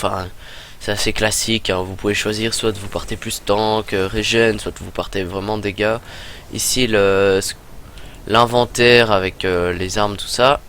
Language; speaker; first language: French; native; French